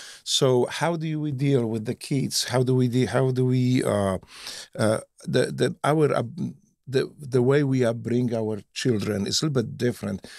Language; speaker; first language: English; non-native, fluent; Polish